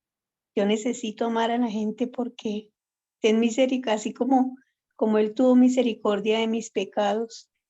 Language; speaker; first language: Spanish; native; Spanish